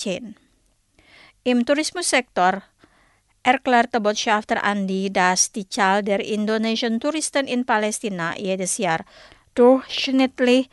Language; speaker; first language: German; non-native, fluent; Indonesian